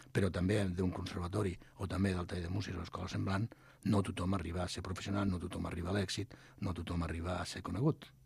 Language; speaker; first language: Catalan; non-native, local second language; Spanish